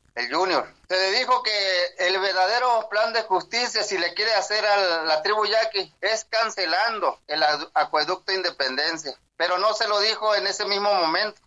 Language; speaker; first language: Spanish; non-native, local second language; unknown